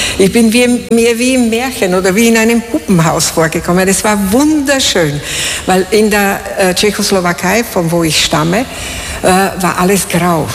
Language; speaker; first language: German; non-native, fluent; Slovak